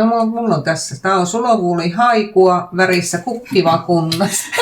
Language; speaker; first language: Finnish; native; Finnish